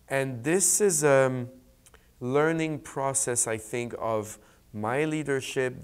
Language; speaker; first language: English; native; English